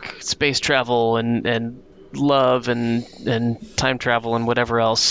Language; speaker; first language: English; native; English